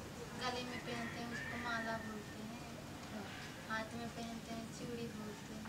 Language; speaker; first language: Hindi; non-native, local second language; Gondi